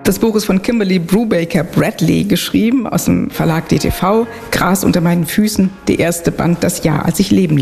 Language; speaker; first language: German; native; German